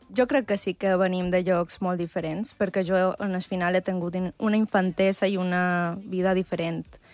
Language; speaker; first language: Catalan; early bilingual, other home language; Spanish